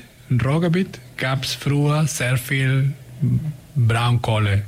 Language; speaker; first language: German; non-native, fluent; Spanish